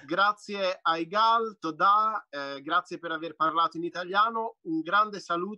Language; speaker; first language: Italian; native; Italian